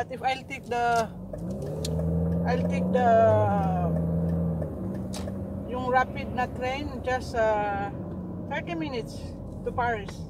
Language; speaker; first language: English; non-native, local second language; Filipino